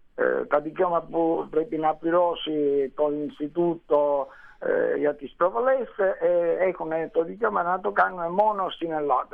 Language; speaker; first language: Greek; non-native, learner; Italian